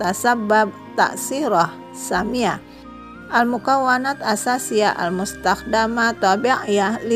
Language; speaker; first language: Arabic; non-native, fluent; Indonesian